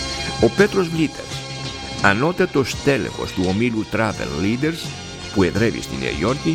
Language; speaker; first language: Greek; native; Greek